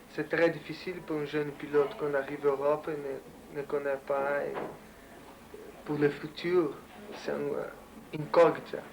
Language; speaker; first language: French; non-native, learner; Portuguese